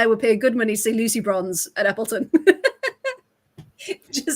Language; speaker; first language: English; native; English